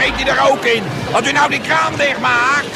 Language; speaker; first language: Dutch; native; Dutch